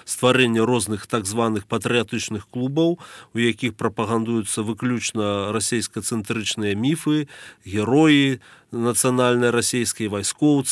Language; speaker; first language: Belarusian; native; Belarusian